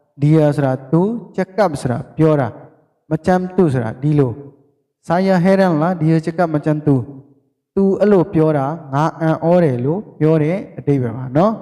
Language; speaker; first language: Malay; non-native, fluent; Burmese